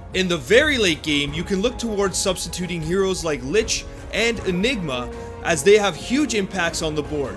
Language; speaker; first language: English; native; English